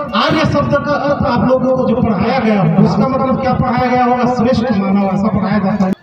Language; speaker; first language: Hindi; non-native, local second language; Gondi